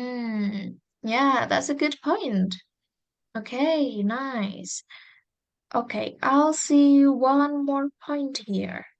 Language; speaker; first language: English; non-native, fluent; Indonesian